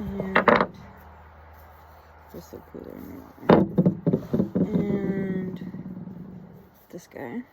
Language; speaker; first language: English; native; English